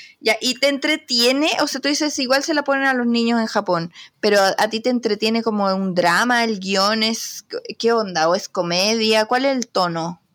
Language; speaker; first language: Spanish; native; Spanish